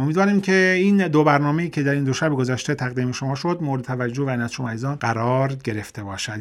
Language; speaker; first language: Persian; native; Persian